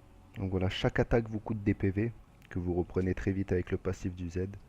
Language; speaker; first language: French; native; French